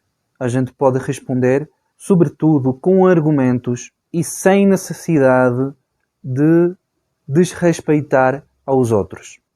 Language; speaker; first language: Portuguese; non-native, fluent; Spanish